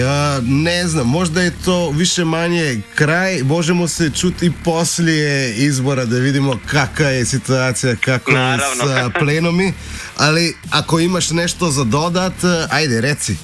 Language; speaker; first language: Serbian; non-native, fluent; Slovenian